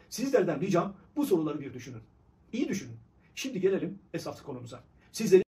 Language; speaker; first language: Turkish; native; Turkish